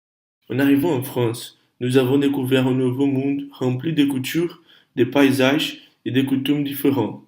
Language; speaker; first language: French; non-native, learner; Portuguese